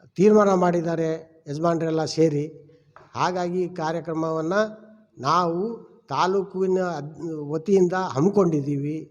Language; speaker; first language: Kannada; non-native, local second language; Lambadi